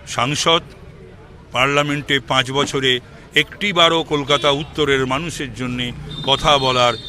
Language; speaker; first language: Bangla; native; Bangla